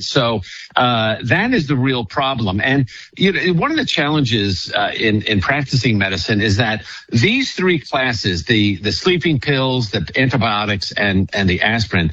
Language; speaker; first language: English; native; English